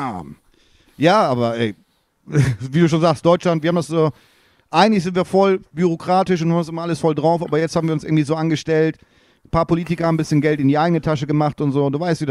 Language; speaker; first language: German; native; German